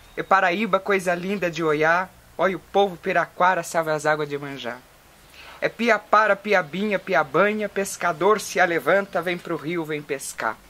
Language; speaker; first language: Portuguese; native; Portuguese